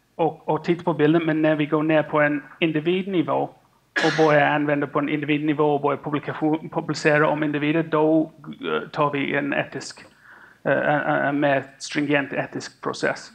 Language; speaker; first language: Swedish; non-native, fluent; English